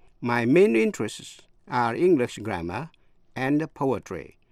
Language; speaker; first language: English; non-native, fluent; Vietnamese